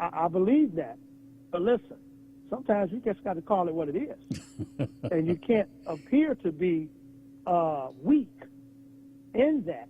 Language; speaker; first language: English; native; English